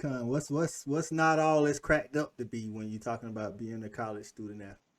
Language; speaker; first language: English; native; English